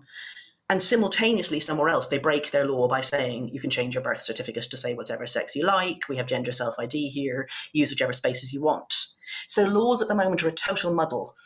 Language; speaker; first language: English; native; English